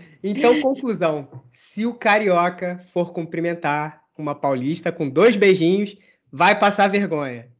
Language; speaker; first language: Portuguese; native; Portuguese